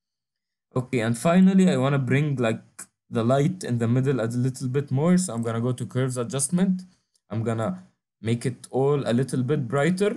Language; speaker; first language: English; non-native, fluent; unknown